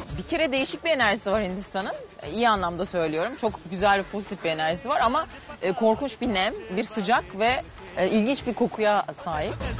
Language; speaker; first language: Turkish; native; Turkish